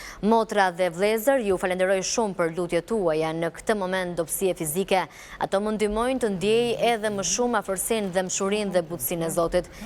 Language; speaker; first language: Albanian; native; Albanian